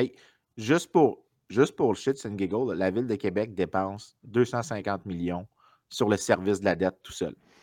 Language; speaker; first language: French; native; French